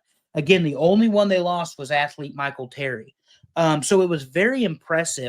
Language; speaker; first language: English; native; English